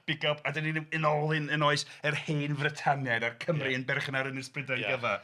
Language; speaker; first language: Welsh; native; Welsh